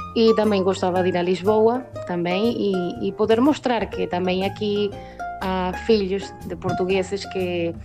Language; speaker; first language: Portuguese; early bilingual, other home language; Spanish